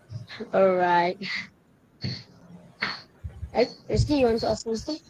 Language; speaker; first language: English; non-native, learner; Indonesian